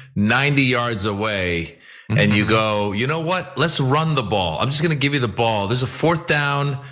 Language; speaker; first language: English; non-native, fluent; Persian